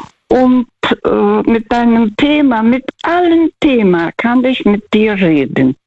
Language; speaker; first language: German; non-native, fluent; Russian